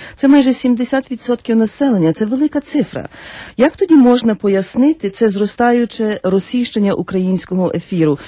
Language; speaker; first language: Ukrainian; native; Ukrainian